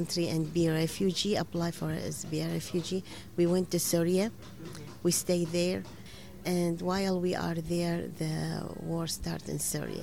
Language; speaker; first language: English; non-native, learner; Arabic